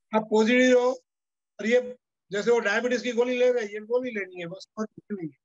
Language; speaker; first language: Hindi; non-native, local second language; Gujarati